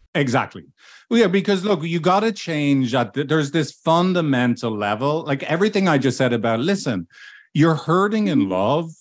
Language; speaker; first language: English; native; English